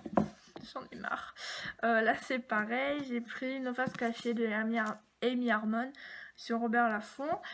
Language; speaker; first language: French; native; French